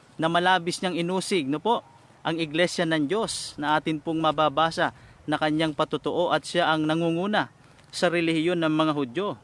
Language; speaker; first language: Filipino; non-native, local second language; Iloko